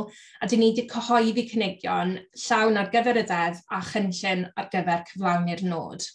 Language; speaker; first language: Welsh; native; Welsh